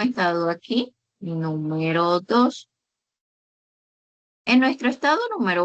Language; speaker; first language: Spanish; native; Spanish